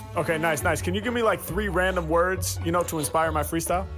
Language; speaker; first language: English; native; English